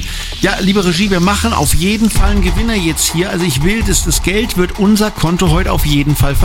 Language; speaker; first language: German; native; German